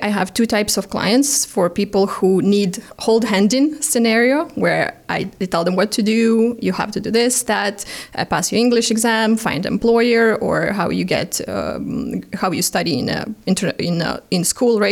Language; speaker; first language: English; non-native, fluent; Ukrainian